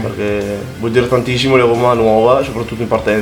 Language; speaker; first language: Italian; native; Italian